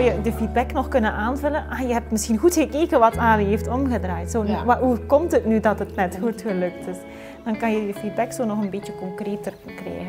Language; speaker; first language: Dutch; native; Dutch